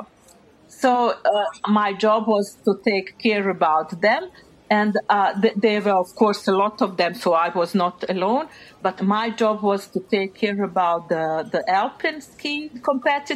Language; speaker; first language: English; non-native, fluent; Bosnian